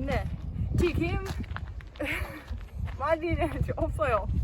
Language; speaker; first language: Korean; non-native, learner; Ukrainian